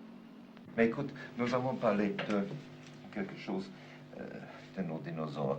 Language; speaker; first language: French; non-native, fluent; German